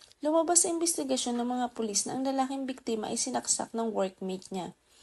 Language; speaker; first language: Filipino; native; Filipino